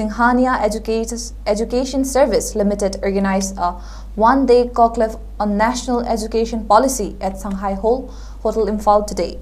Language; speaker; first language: English; non-native, local second language; Manipuri